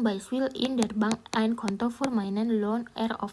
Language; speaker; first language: German; non-native, learner; Indonesian